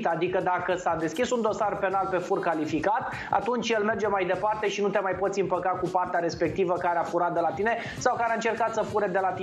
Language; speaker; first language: Romanian; native; Romanian